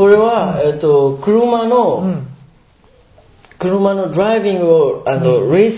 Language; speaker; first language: Japanese; non-native, learner; Burmese